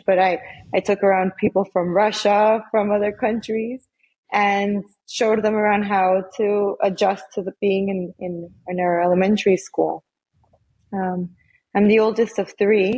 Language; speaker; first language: English; early bilingual, other home language; Spanish